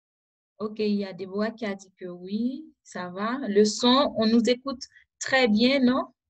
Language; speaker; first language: French; non-native, local second language; Haitian Creole